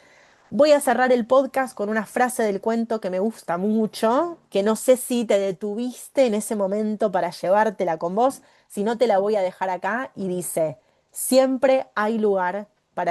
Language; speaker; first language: Spanish; native; Spanish